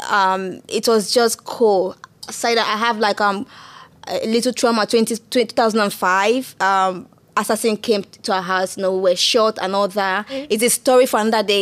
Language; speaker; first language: English; non-native, local second language; Igbo